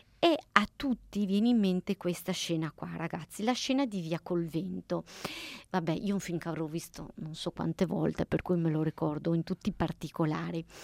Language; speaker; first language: Italian; native; Italian